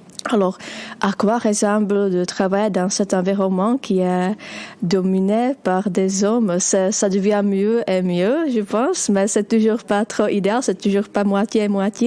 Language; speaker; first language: French; non-native, learner; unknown